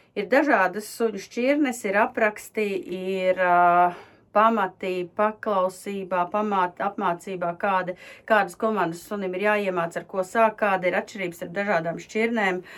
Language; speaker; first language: Latvian; native; Latvian